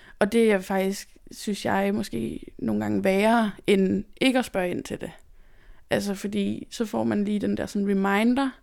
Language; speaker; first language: Danish; native; Danish